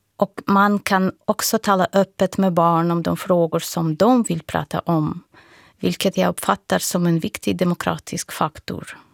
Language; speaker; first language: Swedish; non-native, fluent; Russian